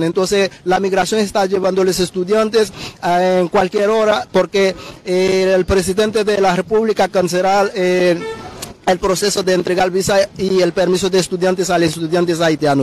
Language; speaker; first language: Spanish; non-native, learner; Haitian Creole